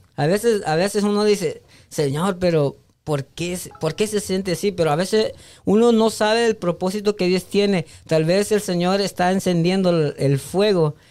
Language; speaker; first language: Spanish; native; Spanish